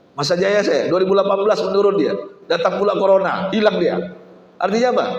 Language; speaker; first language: Indonesian; native; Indonesian